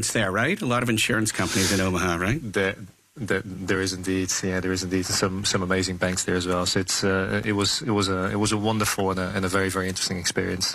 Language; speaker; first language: English; non-native, fluent; Dutch